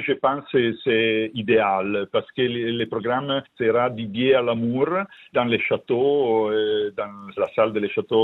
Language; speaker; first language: French; non-native, learner; Italian